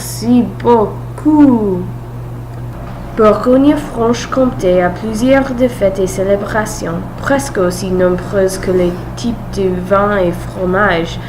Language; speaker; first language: French; non-native, learner; English